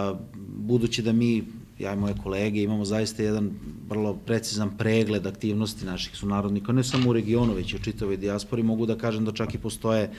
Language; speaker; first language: Bosnian; native; Bosnian